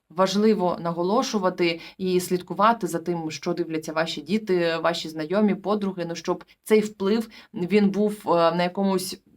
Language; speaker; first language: Ukrainian; native; Ukrainian